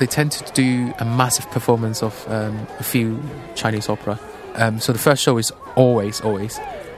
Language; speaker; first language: English; non-native, local second language; Cantonese